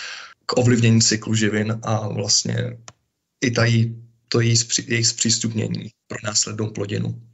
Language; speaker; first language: Czech; native; Czech